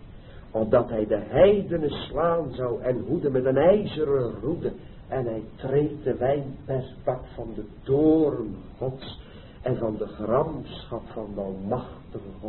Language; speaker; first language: Dutch; native; Dutch